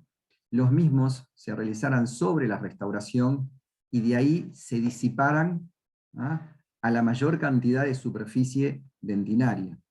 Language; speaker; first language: Spanish; native; Spanish